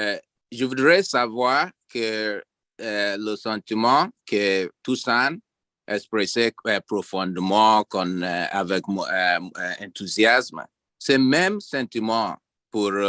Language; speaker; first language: French; non-native, learner; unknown